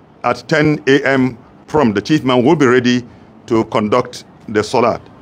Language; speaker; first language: English; non-native, local second language; Hausa